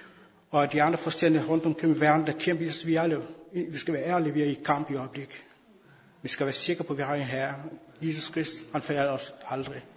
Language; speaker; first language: Danish; non-native, fluent; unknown